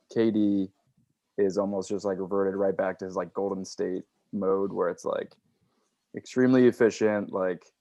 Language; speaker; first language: English; native; English